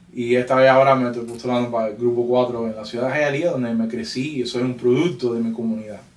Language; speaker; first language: Spanish; early bilingual, heritage; Spanish